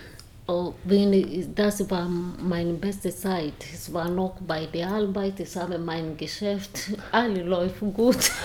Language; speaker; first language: German; non-native, learner; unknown